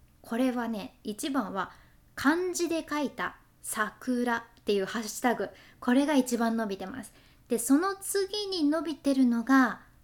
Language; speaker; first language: Japanese; native; Japanese